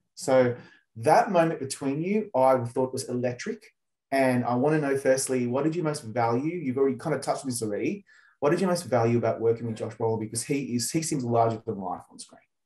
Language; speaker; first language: English; native; English